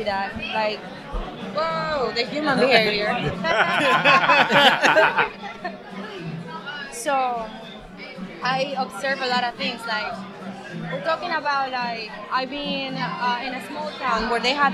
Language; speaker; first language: English; non-native, fluent; Spanish